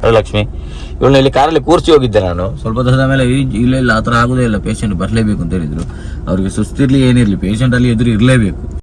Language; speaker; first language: Kannada; non-native, local second language; Tulu